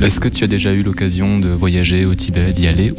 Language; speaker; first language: French; native; French